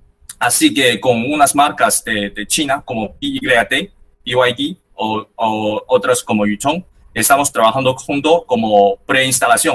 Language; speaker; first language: Spanish; non-native, fluent; Chinese